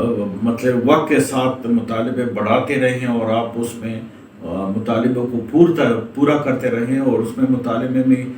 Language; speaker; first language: Urdu; native; Urdu